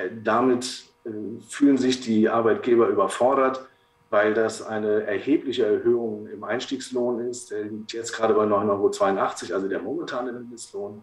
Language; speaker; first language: German; native; German